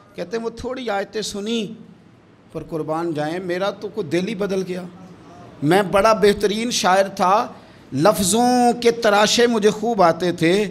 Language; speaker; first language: Urdu; non-native, local second language; Punjabi